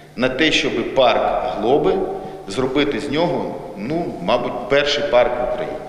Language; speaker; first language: Ukrainian; non-native, local second language; Russian